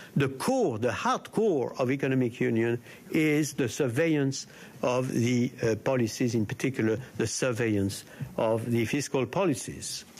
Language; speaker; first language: English; non-native, fluent; French